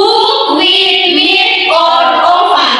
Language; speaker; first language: English; non-native, learner; Indonesian